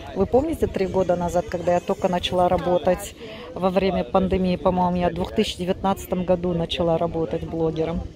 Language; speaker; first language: Russian; native; Russian